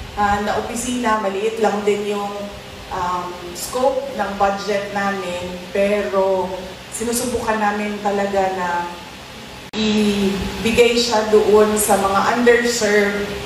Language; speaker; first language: Filipino; non-native, local second language; Cebuano